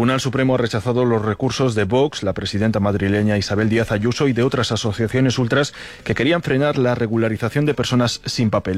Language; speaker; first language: Spanish; native; Spanish